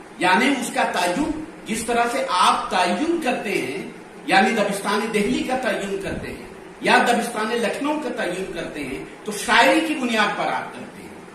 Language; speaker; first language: Urdu; native; Urdu